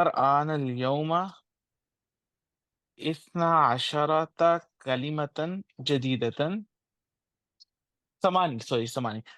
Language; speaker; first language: Arabic; non-native, learner; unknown